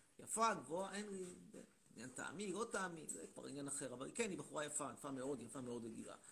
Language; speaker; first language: Hebrew; native; Hebrew